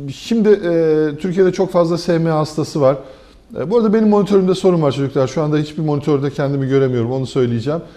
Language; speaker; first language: Turkish; native; Turkish